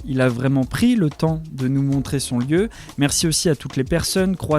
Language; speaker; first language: French; native; French